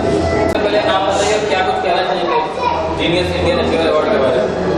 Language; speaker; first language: Hindi; native; Hindi